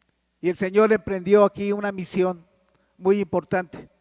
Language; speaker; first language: Spanish; native; Spanish